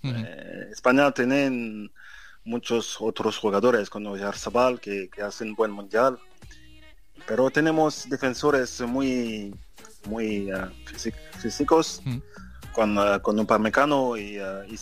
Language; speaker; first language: Spanish; non-native, fluent; French